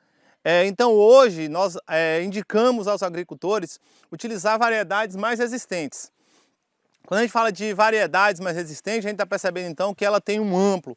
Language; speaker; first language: Portuguese; native; Portuguese